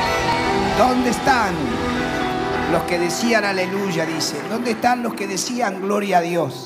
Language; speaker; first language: Spanish; native; Spanish